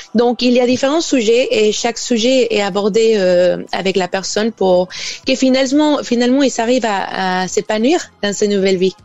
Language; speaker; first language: French; non-native, fluent; Spanish